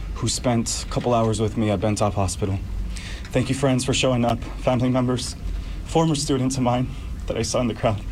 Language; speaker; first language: English; early bilingual, other home language; Spanish